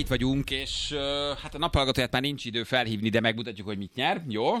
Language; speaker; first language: Hungarian; native; Hungarian